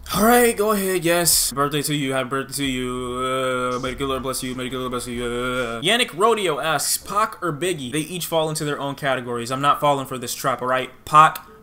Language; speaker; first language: English; native; English